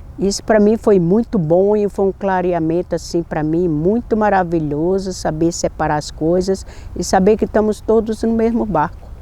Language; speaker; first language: Portuguese; native; Portuguese